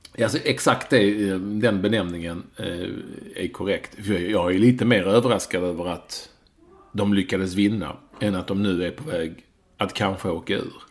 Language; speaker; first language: Swedish; native; Swedish